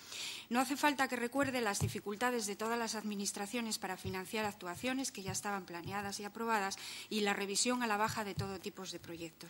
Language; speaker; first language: Spanish; native; Spanish